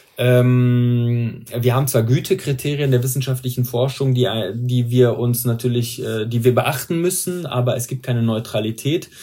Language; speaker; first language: German; early bilingual, other home language; Persian